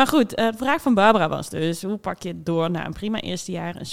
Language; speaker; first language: Dutch; native; Dutch